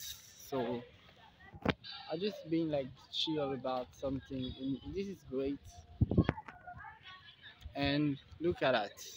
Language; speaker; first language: English; non-native, fluent; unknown